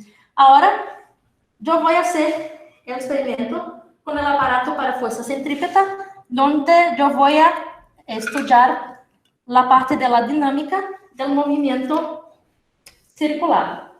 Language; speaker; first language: Spanish; non-native, fluent; Portuguese